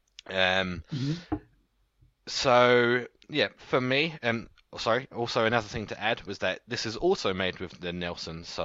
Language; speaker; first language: English; native; English